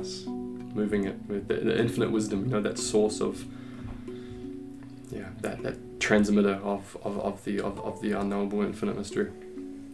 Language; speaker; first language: English; native; English